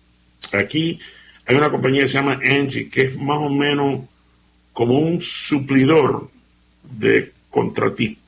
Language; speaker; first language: Spanish; native; Spanish